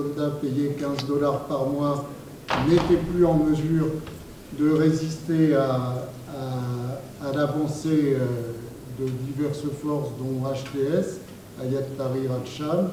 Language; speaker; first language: French; native; French